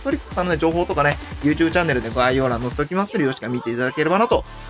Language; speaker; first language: Japanese; native; Japanese